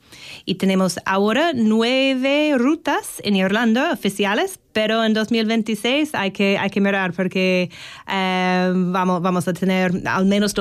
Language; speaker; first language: Spanish; non-native, fluent; English